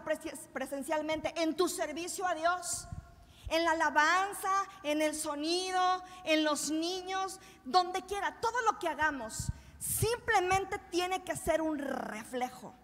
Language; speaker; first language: Spanish; native; Spanish